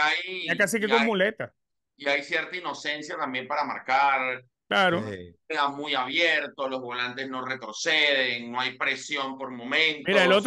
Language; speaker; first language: Spanish; native; Spanish